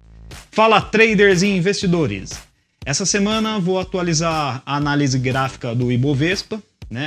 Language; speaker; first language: Portuguese; native; Portuguese